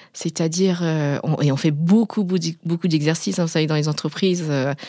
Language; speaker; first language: French; early bilingual, other home language; Vietnamese